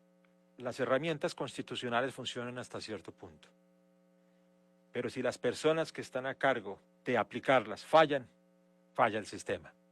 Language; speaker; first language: Spanish; native; Spanish